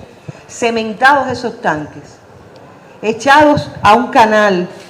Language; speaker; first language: Spanish; native; Spanish